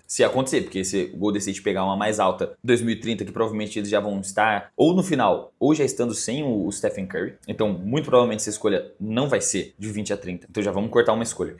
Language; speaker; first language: Portuguese; native; Portuguese